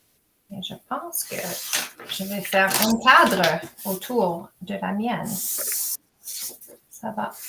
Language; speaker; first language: French; non-native, fluent; English